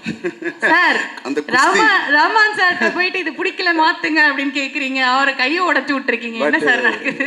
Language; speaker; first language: Tamil; native; Tamil